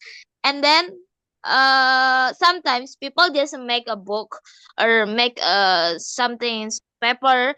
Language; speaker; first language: English; non-native, learner; Indonesian